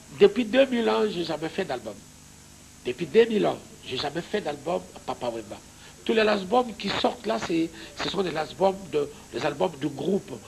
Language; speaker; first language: French; non-native, local second language; Lingala